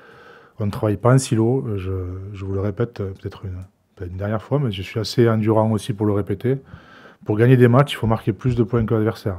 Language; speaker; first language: French; native; French